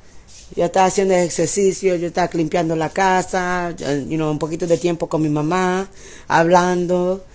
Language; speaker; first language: Spanish; early bilingual, heritage; English